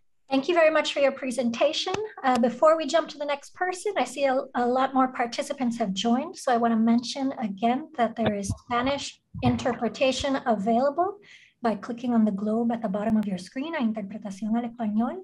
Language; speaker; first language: English; native; English